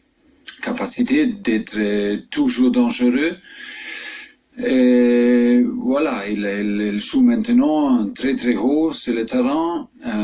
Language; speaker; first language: French; non-native, fluent; German